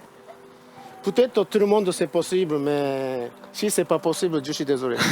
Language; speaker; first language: French; non-native, learner; Japanese